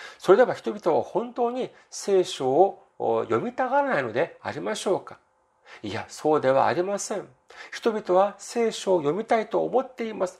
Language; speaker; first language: Japanese; non-native, fluent; Korean